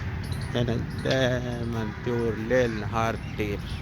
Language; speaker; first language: Arabic; non-native, learner; Urdu